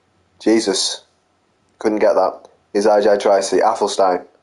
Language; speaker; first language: English; native; English